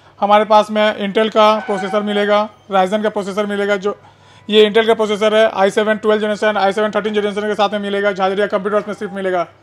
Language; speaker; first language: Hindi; native; Hindi